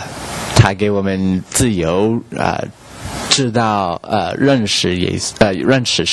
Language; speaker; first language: Chinese; non-native, learner; English